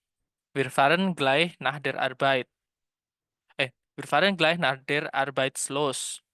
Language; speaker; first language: German; non-native, fluent; Indonesian